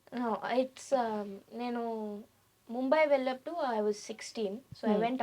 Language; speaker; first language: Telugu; non-native, learner; Tamil